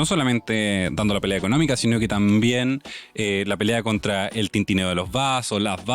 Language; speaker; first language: Spanish; native; Spanish